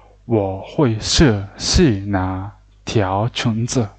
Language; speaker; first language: Chinese; non-native, learner; Mongolian